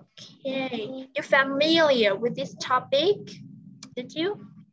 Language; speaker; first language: English; non-native, learner; Vietnamese